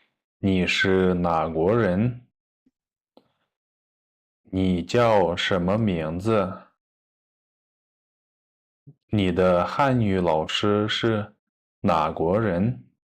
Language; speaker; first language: Chinese; non-native, fluent; Kyrgyz